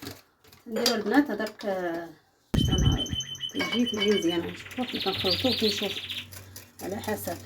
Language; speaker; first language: Arabic; native; Arabic